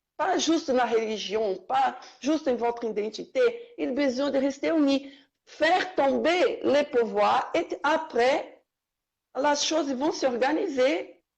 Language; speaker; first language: French; non-native, learner; Portuguese